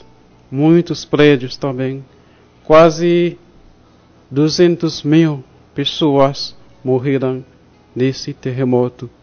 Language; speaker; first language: Portuguese; non-native, fluent; Haitian Creole